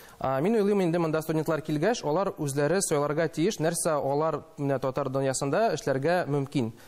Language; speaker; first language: Tatar; non-native, local second language; Russian